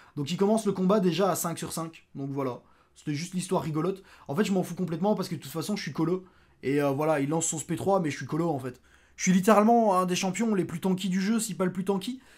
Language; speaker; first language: French; native; French